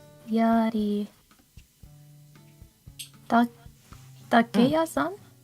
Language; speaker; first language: Japanese; non-native, learner; English